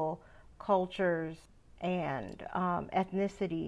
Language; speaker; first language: English; native; English